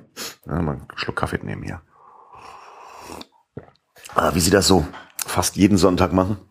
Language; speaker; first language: German; native; German